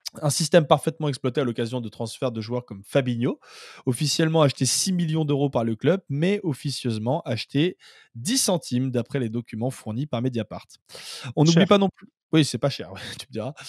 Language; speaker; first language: French; native; French